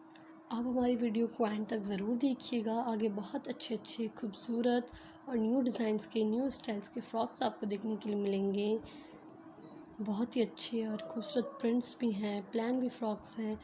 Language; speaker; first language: Hindi; native; Hindi